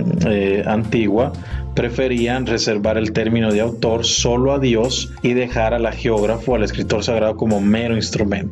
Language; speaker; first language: Spanish; native; Spanish